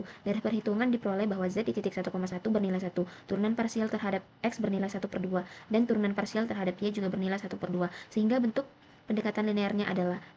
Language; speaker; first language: Indonesian; native; Indonesian